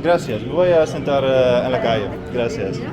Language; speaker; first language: Spanish; non-native, learner; Dutch